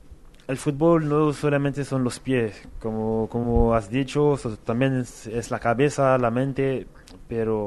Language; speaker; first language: Spanish; non-native, fluent; French